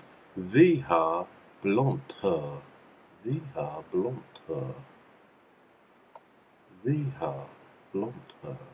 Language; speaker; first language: Swedish; non-native, learner; English